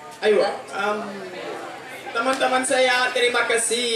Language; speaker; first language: Indonesian; non-native, learner; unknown